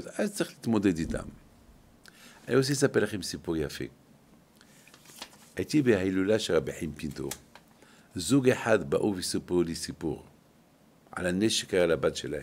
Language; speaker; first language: Hebrew; non-native, fluent; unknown